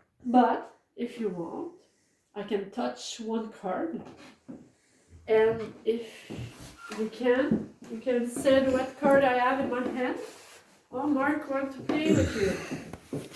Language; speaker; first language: English; non-native, learner; French